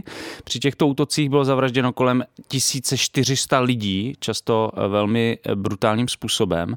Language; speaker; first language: Czech; native; Czech